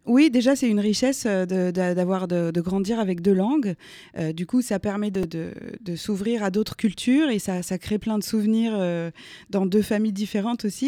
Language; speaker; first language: French; native; French